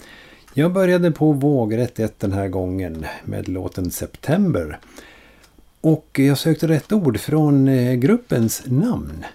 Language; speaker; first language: Swedish; native; Swedish